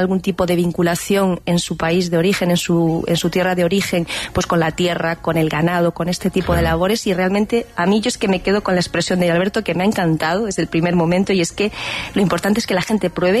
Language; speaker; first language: Spanish; native; Spanish